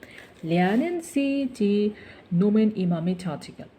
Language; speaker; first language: German; non-native, learner; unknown